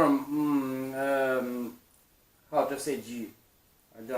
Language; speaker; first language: English; non-native, learner; Russian